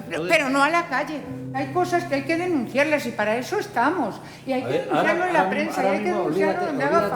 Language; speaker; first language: Spanish; native; Spanish